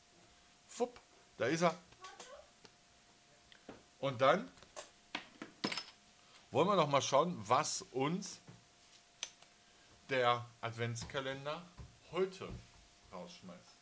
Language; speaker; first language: German; native; German